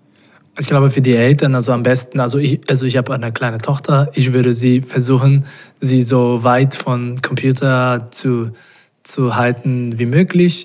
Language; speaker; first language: German; non-native, fluent; Portuguese